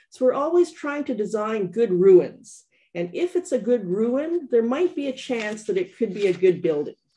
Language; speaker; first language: English; native; English